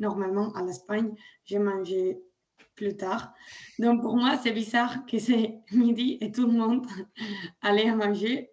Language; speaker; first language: French; non-native, learner; Spanish